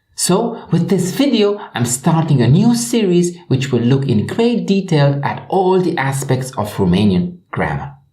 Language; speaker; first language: English; non-native, fluent; Romanian